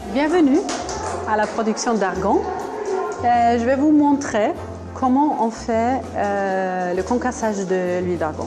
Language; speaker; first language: French; non-native, fluent; German